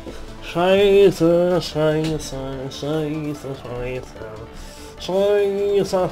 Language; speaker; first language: German; native; German